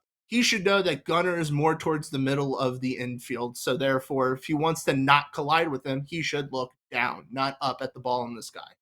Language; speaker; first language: English; native; English